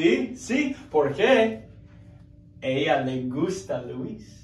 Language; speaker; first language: Spanish; non-native, learner; English